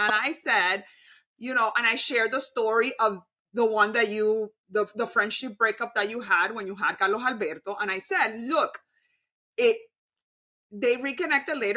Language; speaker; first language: English; non-native, fluent; Spanish